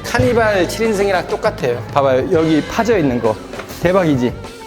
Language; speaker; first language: Korean; native; Korean